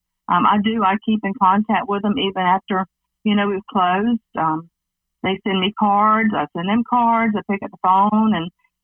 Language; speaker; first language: English; native; English